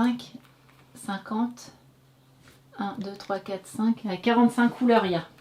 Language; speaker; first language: French; native; French